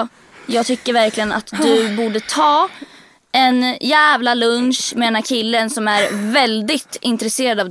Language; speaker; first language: Swedish; native; Swedish